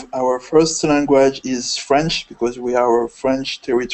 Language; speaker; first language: English; non-native, fluent; French